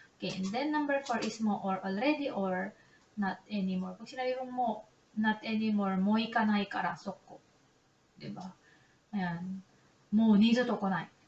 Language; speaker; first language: Filipino; native; Filipino